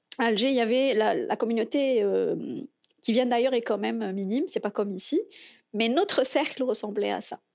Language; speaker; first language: French; non-native, local second language; Arabic